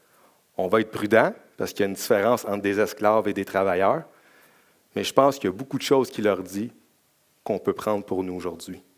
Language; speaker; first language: French; native; French